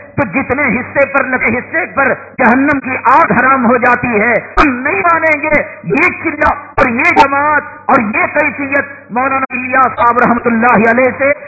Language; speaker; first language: Urdu; native; Urdu